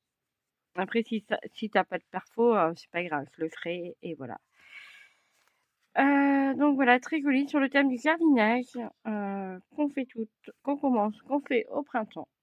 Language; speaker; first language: French; native; French